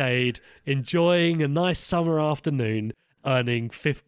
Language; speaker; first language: English; native; English